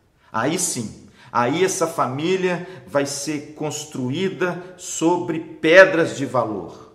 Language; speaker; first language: Portuguese; native; Portuguese